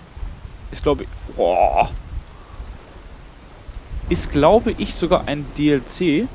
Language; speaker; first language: German; native; German